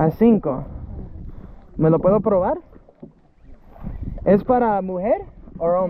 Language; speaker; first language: Spanish; early bilingual, heritage; English